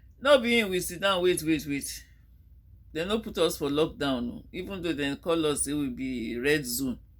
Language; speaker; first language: Nigerian Pidgin; non-native, local second language; Yoruba